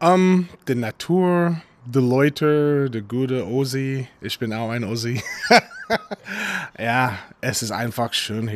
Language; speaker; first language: German; non-native, fluent; English